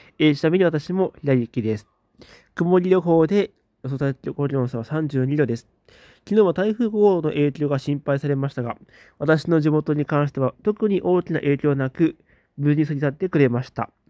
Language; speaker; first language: Japanese; native; Japanese